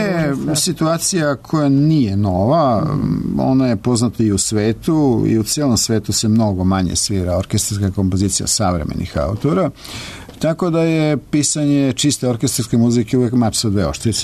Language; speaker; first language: Serbian; native; Serbian